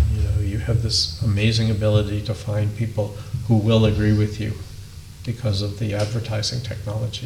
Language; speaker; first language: English; native; English